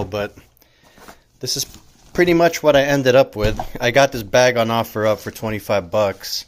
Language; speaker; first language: English; native; English